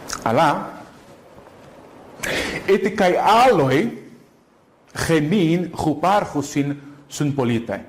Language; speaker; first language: Greek; non-native, fluent; Portuguese